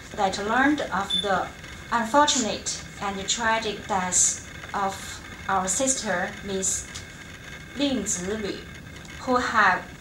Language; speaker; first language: English; non-native, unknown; Chinese